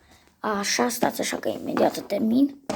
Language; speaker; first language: Romanian; native; Romanian